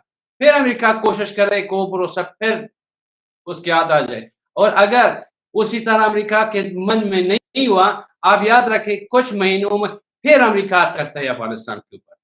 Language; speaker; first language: Hindi; non-native, learner; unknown